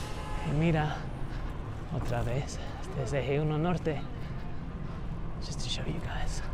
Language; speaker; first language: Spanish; non-native, learner; English